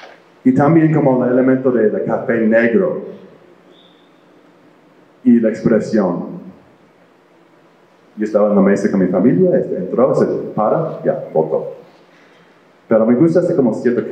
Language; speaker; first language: Spanish; non-native, fluent; English